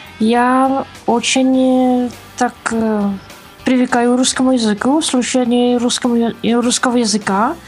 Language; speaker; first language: Russian; non-native, learner; Czech